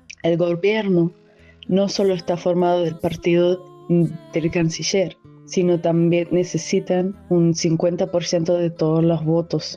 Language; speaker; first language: Spanish; non-native, fluent; German